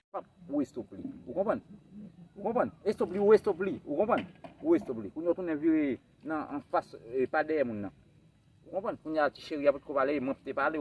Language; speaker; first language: French; non-native, learner; Haitian Creole